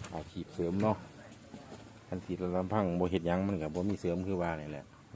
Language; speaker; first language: Thai; native; Thai